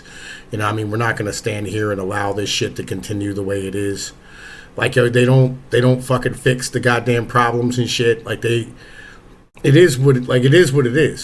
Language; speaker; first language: English; native; English